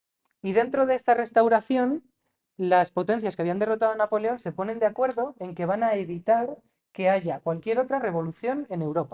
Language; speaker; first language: Spanish; native; Spanish